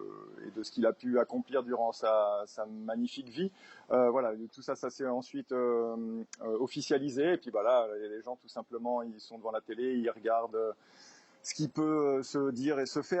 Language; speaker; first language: French; native; French